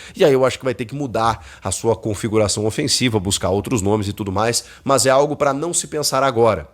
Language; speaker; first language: Portuguese; native; Portuguese